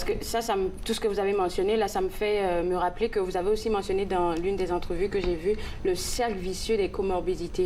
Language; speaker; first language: French; native; French